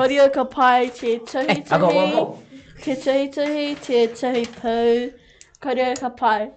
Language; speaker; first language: Māori; non-native, local second language; English